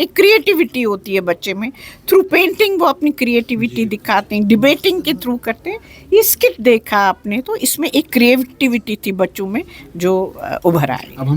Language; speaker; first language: Hindi; non-native, local second language; Kashmiri